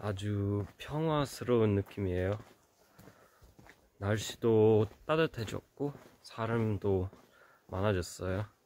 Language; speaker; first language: Korean; non-native, fluent; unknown